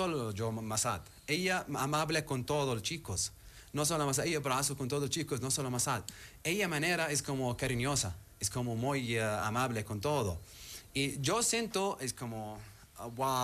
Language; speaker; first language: Spanish; non-native, learner; Arabic